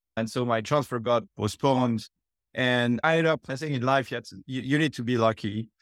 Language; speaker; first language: English; non-native, fluent; French